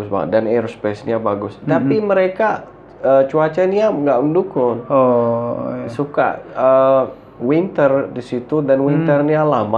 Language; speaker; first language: Indonesian; non-native, fluent; Arabic